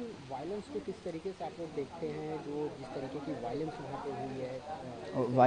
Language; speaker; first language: Hindi; native; Hindi